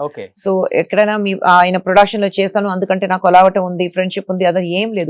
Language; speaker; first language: Telugu; non-native, fluent; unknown